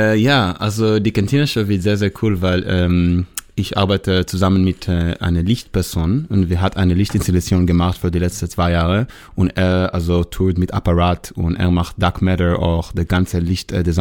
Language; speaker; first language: German; non-native, learner; Hebrew